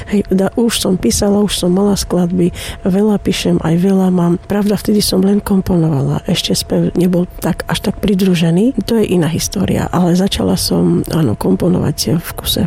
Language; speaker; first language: Slovak; non-native, fluent; Armenian